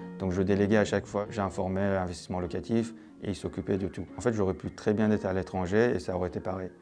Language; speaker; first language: French; non-native, fluent; Persian